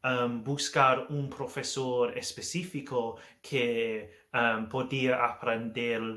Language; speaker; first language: Spanish; non-native, learner; English